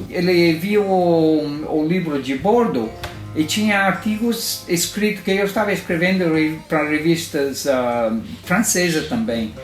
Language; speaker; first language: Portuguese; non-native, fluent; Italian